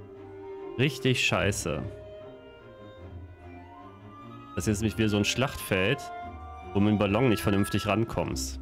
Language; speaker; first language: German; native; German